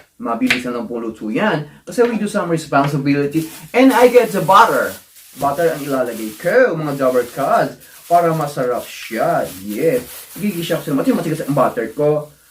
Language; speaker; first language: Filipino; non-native, local second language; Pampanga